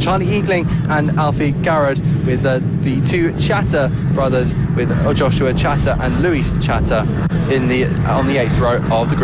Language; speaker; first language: English; native; English